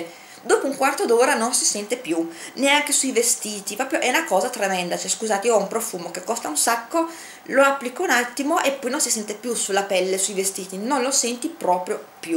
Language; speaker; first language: Italian; native; Italian